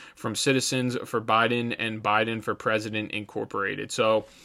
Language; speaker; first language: English; native; English